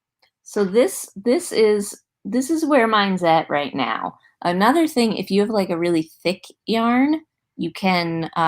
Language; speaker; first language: English; native; English